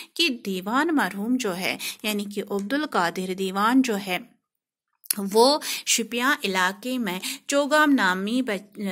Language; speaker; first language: Urdu; non-native, local second language; Kashmiri